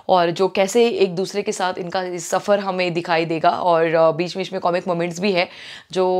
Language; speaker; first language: Hindi; non-native, local second language; Marathi